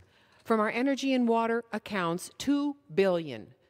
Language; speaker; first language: English; native; English